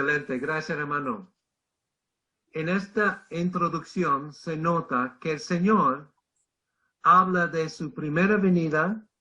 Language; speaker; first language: Spanish; non-native, fluent; English